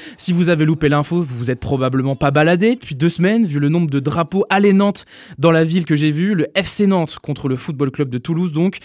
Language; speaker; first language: French; native; French